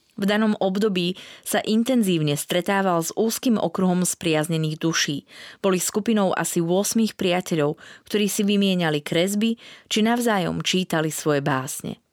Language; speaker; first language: Slovak; native; Slovak